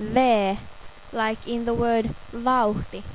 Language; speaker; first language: English; non-native, fluent; Finnish